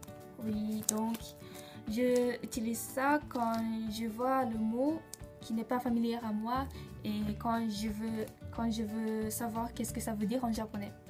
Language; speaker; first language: French; non-native, learner; Japanese